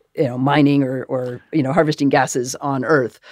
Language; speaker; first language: English; native; English